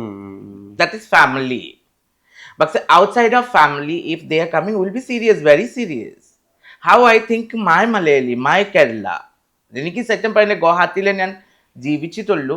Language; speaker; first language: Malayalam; non-native, fluent; Assamese